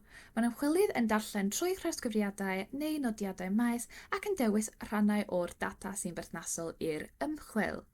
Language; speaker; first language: Welsh; non-native, fluent; English